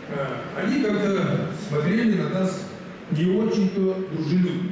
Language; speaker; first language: Russian; native; Russian